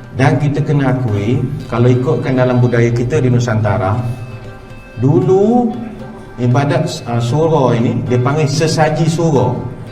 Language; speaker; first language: Malay; native; Malay